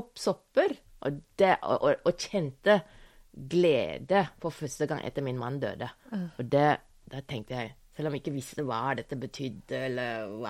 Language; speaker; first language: Norwegian; non-native, fluent; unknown